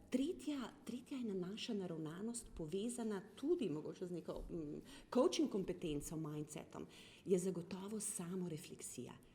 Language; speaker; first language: Slovenian; native; Slovenian